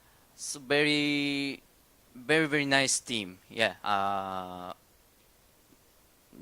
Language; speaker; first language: English; non-native, learner; Indonesian